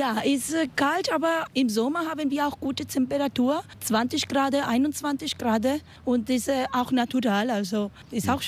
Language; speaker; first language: German; non-native, learner; Spanish